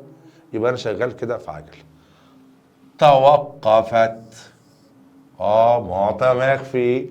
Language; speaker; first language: Arabic; native; Arabic